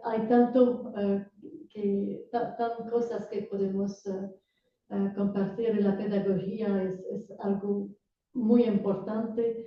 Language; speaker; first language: Spanish; non-native, learner; French